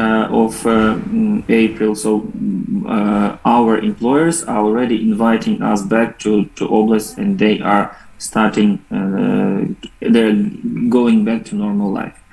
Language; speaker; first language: English; non-native, fluent; Ukrainian